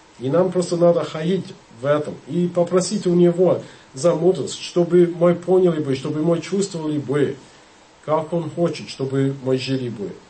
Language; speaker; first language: Russian; non-native, fluent; English